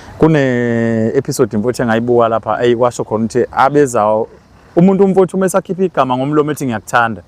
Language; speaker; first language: Zulu; native; Zulu